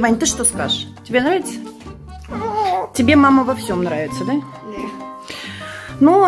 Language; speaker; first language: Russian; native; Russian